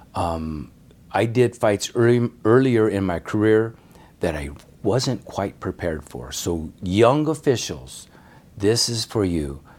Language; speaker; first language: English; native; English